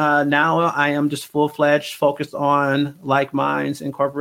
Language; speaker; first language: English; native; English